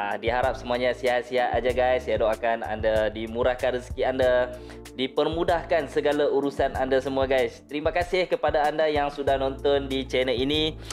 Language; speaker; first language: Malay; native; Malay